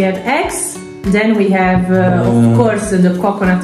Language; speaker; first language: English; non-native, fluent; Italian